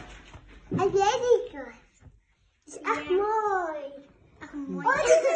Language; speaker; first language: Dutch; early bilingual, other home language; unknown